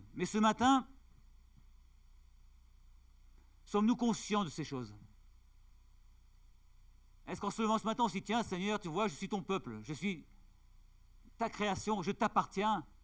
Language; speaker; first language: French; native; French